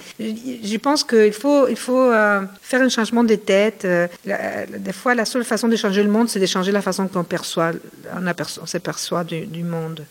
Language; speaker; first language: French; non-native, fluent; Spanish